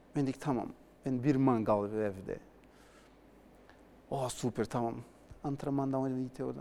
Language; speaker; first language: Turkish; non-native, learner; Portuguese